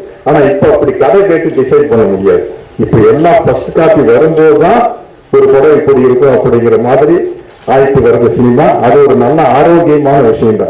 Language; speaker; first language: Tamil; native; Tamil